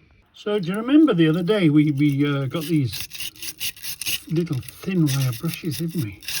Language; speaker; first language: English; native; English